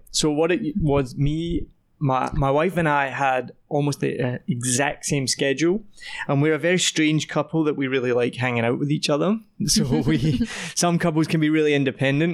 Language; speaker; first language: English; native; English